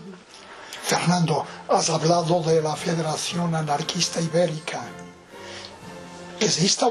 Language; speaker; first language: Spanish; non-native, fluent; Portuguese